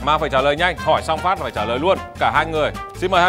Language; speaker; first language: Vietnamese; native; Vietnamese